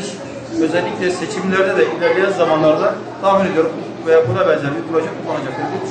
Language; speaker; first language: Turkish; native; Turkish